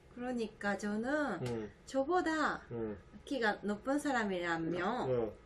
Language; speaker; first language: Korean; non-native, learner; Japanese